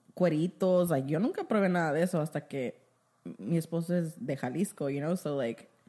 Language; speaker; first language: Spanish; early bilingual, heritage; Spanish